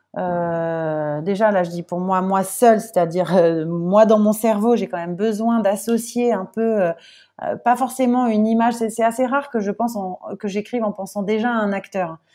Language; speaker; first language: French; native; French